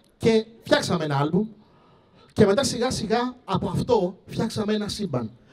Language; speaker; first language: Greek; early bilingual, other home language; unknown